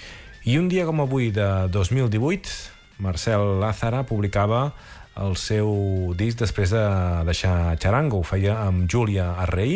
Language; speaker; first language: Catalan; native; Catalan